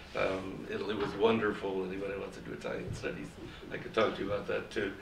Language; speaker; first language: English; native; English